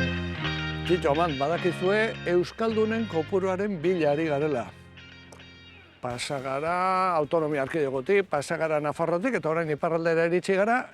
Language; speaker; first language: Basque; native; Basque